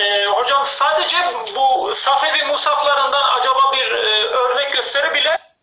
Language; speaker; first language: Turkish; non-native, fluent; Persian